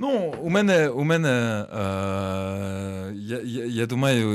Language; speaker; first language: Ukrainian; non-native, learner; French